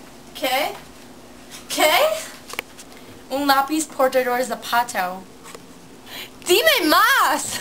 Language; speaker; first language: Spanish; non-native, learner; English